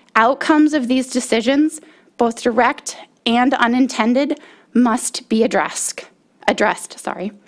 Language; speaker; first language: English; native; English